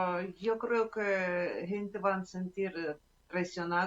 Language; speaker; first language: Spanish; non-native, fluent; Russian